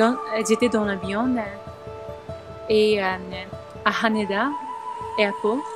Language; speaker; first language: French; non-native, learner; Japanese